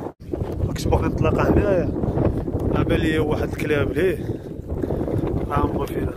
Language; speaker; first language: Arabic; native; Arabic